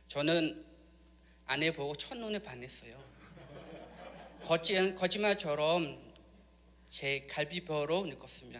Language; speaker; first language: Korean; non-native, learner; Khmer